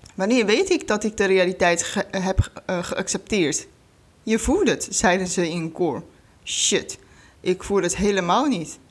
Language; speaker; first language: Dutch; non-native, fluent; Chinese